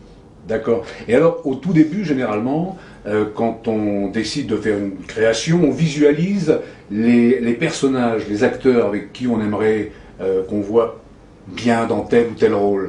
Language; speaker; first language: French; native; French